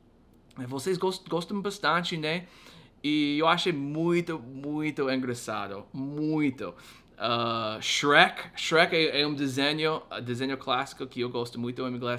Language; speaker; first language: Portuguese; non-native, fluent; English